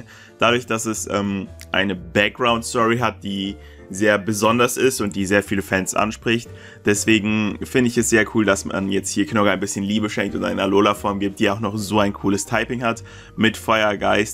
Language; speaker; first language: German; native; German